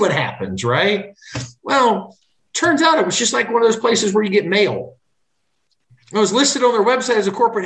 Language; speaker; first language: English; native; English